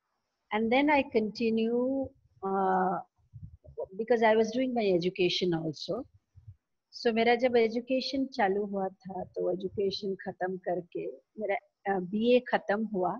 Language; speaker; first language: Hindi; non-native, local second language; Odia